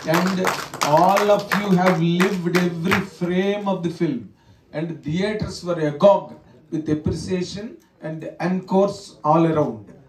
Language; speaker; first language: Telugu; native; Telugu